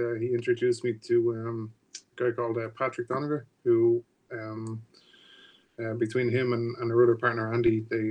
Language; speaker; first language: English; native; English